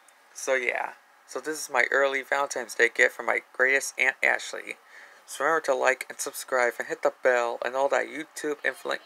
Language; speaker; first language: English; native; English